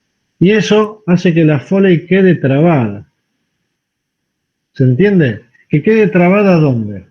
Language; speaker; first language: Spanish; native; Spanish